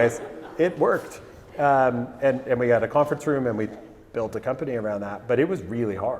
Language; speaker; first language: English; native; English